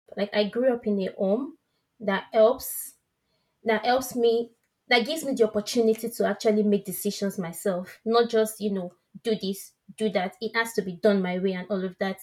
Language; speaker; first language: English; non-native, local second language; Yoruba